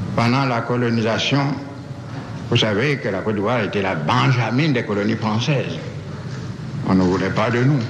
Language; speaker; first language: French; non-native, local second language; Baoulé